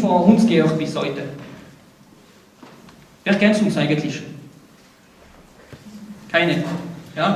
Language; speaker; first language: German; non-native, learner; French